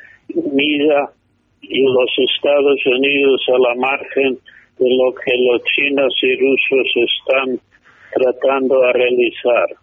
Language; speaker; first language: Spanish; non-native, fluent; English